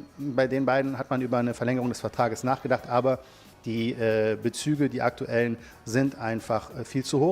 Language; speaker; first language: German; native; German